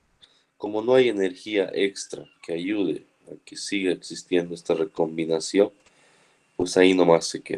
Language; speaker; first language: Spanish; native; Spanish